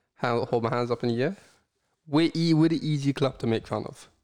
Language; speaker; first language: English; native; English